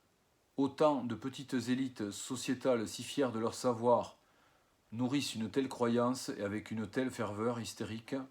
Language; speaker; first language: French; native; French